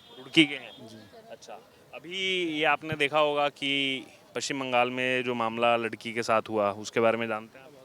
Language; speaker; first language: Hindi; native; Hindi